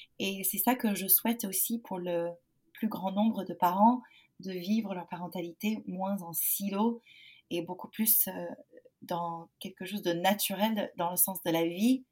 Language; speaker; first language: French; non-native, fluent; English